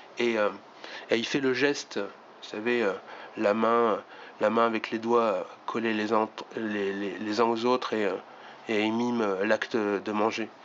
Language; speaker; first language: French; native; French